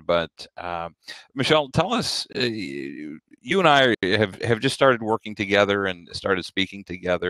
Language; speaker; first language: English; native; English